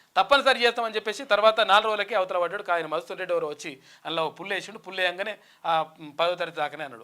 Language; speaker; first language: Telugu; native; Telugu